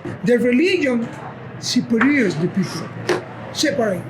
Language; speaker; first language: English; non-native, learner; Spanish